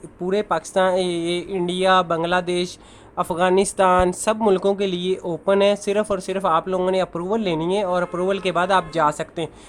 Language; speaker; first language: Hindi; non-native, local second language; Punjabi